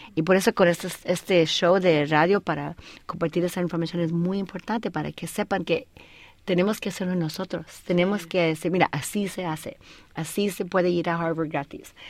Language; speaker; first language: Spanish; early bilingual, heritage; Spanish